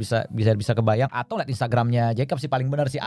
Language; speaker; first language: Indonesian; native; Indonesian